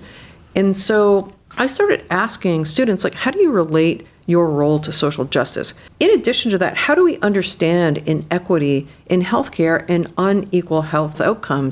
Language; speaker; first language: English; native; English